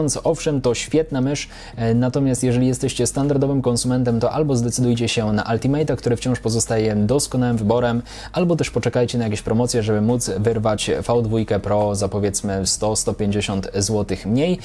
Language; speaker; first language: Polish; native; Polish